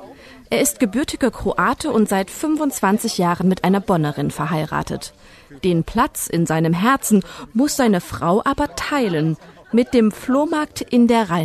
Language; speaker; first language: German; native; German